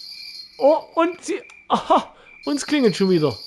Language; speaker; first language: German; native; German